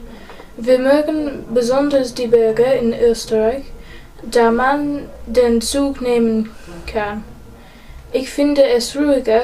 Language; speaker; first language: German; non-native, learner; English